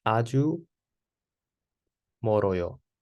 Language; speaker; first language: Korean; non-native, learner; English